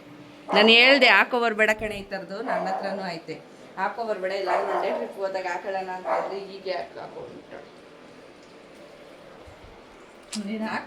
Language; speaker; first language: Kannada; native; Kannada